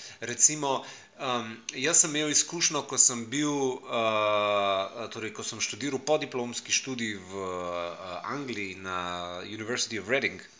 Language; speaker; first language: Slovenian; native; Slovenian